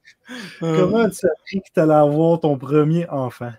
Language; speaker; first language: French; native; French